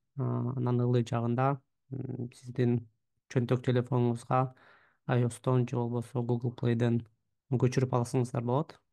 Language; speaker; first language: Kyrgyz; native; Kyrgyz